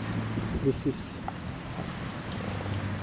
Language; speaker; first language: English; non-native, fluent; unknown